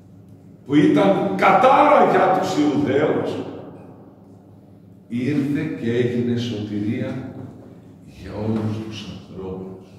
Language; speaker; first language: Greek; native; Greek